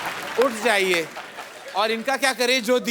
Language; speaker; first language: Hindi; native; Hindi